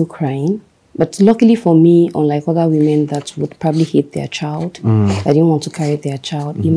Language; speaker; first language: English; non-native, local second language; Yoruba